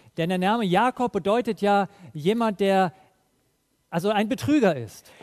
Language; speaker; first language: German; native; German